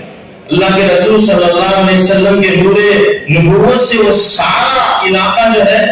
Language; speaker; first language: Urdu; native; Urdu